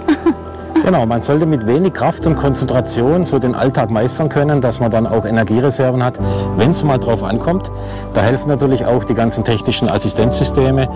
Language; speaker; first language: German; native; German